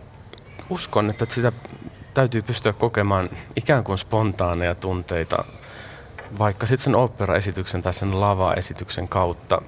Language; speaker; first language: Finnish; native; Finnish